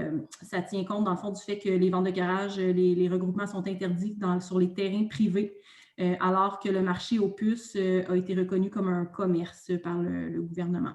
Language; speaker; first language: French; native; French